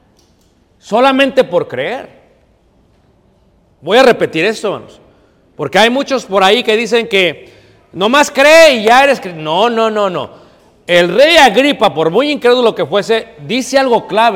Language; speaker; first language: Spanish; native; Spanish